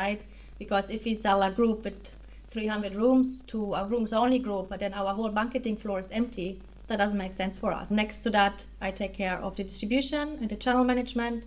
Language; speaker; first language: English; non-native, fluent; German